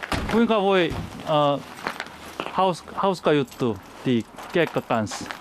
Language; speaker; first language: Finnish; non-native, learner; Korean